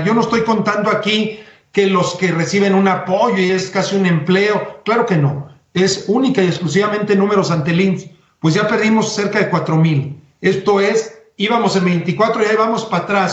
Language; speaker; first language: Spanish; native; Spanish